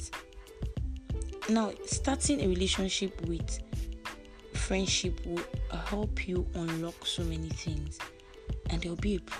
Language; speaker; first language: English; non-native, local second language; Igbo